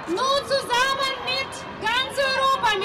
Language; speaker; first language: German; non-native, learner; Ukrainian